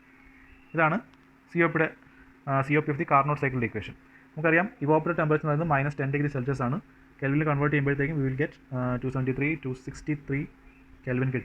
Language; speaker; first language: Malayalam; native; Malayalam